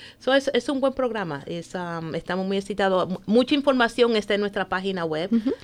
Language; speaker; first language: Spanish; native; Spanish